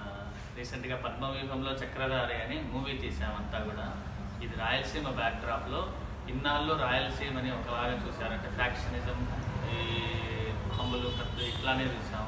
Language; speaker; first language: Telugu; native; Telugu